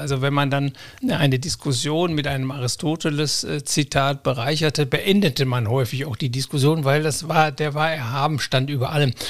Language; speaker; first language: German; native; German